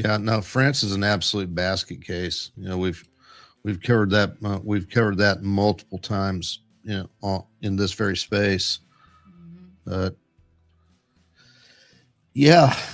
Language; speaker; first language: English; native; English